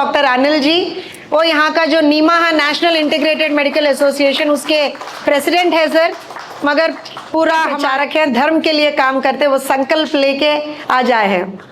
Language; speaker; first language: Hindi; non-native, local second language; Telugu